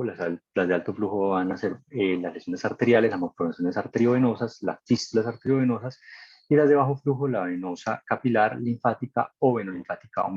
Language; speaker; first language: Spanish; native; Spanish